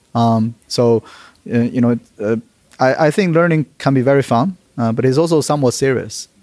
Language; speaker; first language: English; non-native, fluent; Chinese